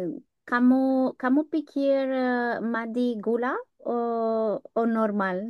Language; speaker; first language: Indonesian; non-native, learner; English